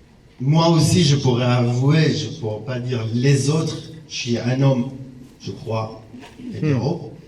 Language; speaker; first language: French; non-native, fluent; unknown